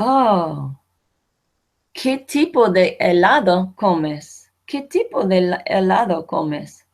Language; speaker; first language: Spanish; non-native, fluent; English